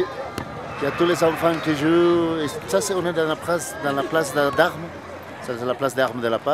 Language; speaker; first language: French; non-native, fluent; Spanish